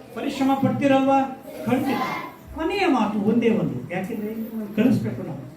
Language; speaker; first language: Kannada; native; Kannada